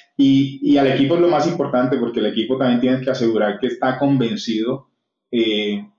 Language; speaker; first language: Spanish; native; Spanish